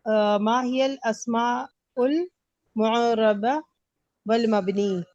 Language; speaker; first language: Arabic; non-native, learner; Urdu